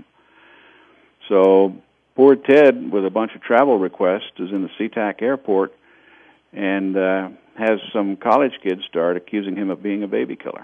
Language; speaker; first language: English; native; English